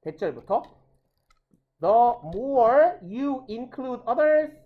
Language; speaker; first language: English; non-native, fluent; Korean